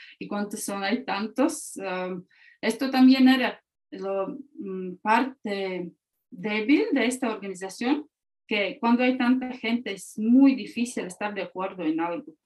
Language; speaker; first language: Spanish; non-native, fluent; Latvian